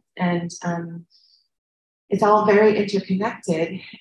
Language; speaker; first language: English; native; English